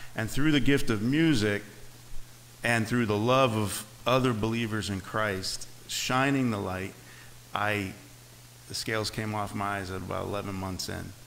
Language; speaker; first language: English; native; English